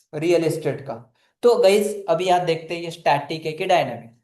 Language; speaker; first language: Hindi; non-native, local second language; Marathi